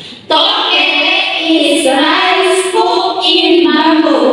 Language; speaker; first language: English; non-native, learner; Indonesian